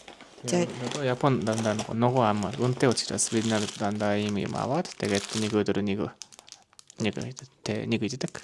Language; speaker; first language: Mongolian; non-native, learner; Japanese